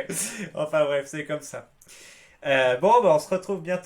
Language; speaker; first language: French; native; French